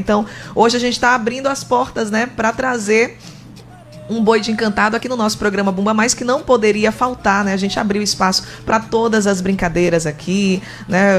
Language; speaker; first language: Portuguese; native; Portuguese